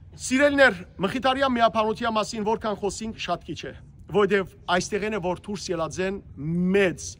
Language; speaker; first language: Armenian; native; Armenian